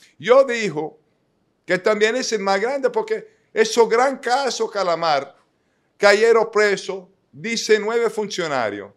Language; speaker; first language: Spanish; non-native, fluent; English